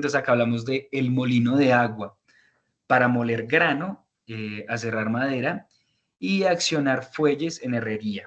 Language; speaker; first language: Spanish; native; Spanish